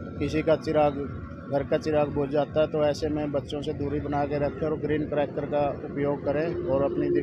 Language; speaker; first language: Hindi; native; Hindi